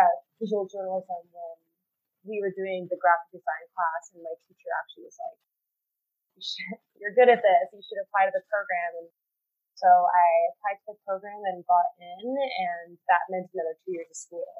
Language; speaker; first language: English; native; English